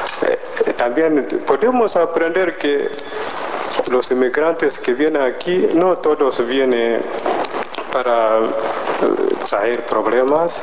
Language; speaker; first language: Spanish; non-native, learner; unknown